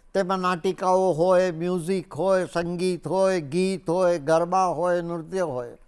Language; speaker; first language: Gujarati; native; Gujarati